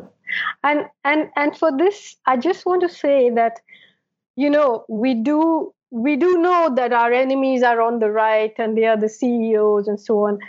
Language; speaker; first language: English; non-native, local second language; Malayalam